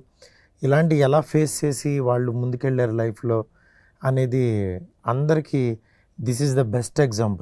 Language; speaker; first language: Telugu; native; Telugu